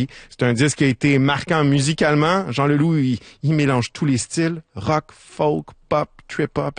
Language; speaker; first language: French; native; French